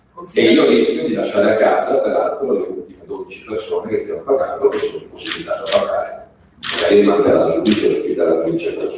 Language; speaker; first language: Italian; native; Italian